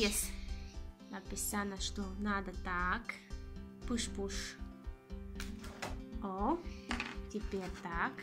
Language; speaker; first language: Russian; non-native, learner; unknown